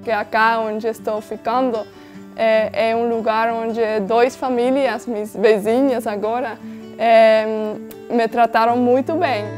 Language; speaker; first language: Portuguese; non-native, fluent; Dutch